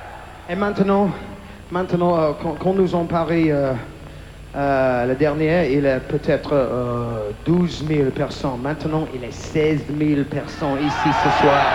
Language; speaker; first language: French; non-native, learner; English